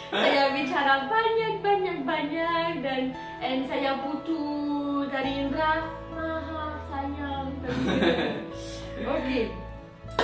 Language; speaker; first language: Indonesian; non-native, learner; French